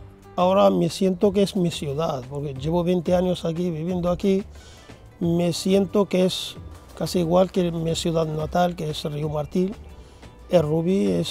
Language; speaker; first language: Spanish; non-native, fluent; Arabic